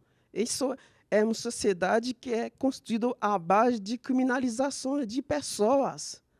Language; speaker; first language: Portuguese; non-native, fluent; Haitian Creole